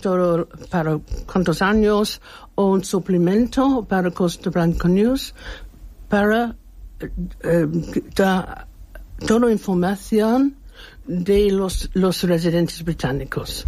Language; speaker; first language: Spanish; non-native, learner; English